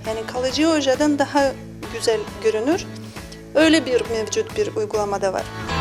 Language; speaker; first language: Turkish; non-native, learner; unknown